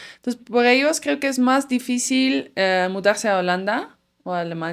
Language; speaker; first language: Spanish; non-native, fluent; Dutch